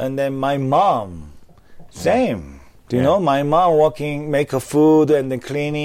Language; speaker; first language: English; non-native, learner; Korean